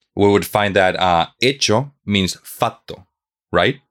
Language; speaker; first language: English; non-native, fluent; Spanish